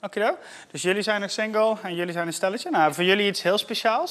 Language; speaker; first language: Dutch; native; Dutch